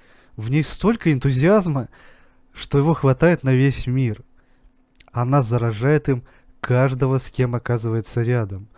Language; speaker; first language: Russian; native; Russian